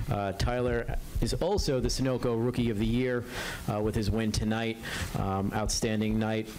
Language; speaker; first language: English; native; English